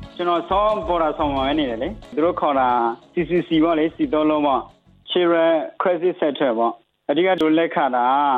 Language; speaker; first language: Burmese; non-native, local second language; S'gaw Karen